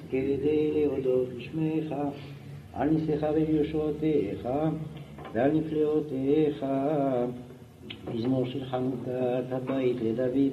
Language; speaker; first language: Hebrew; non-native, fluent; French